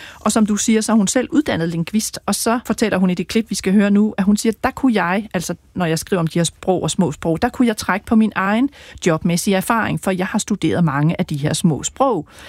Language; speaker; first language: Danish; native; Danish